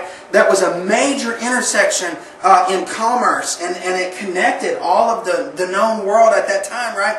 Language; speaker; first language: English; native; English